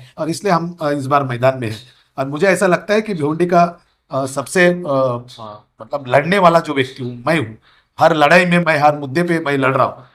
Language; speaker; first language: Hindi; non-native, local second language; Marathi